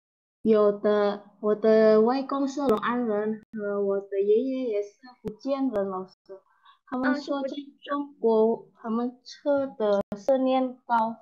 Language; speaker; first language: Chinese; non-native, learner; Indonesian